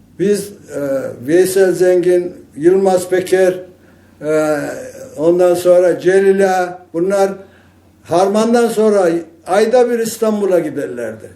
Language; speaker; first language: Turkish; native; Turkish